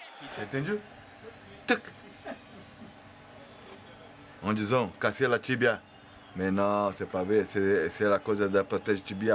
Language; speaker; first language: French; non-native, fluent; Portuguese